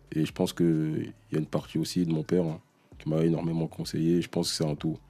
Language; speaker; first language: French; early bilingual, other home language; Lingala